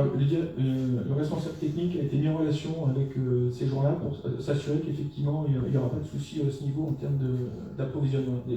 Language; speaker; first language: French; native; French